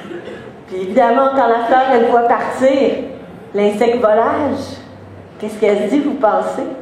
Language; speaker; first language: French; native; French